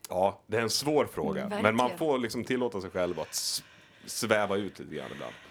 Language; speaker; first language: Swedish; native; Swedish